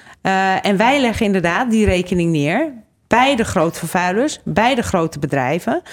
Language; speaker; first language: Dutch; native; Dutch